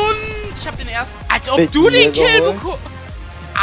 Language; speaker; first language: German; native; German